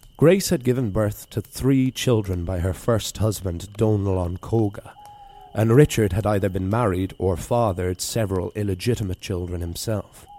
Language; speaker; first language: English; native; English